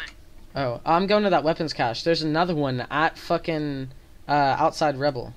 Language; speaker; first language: English; native; English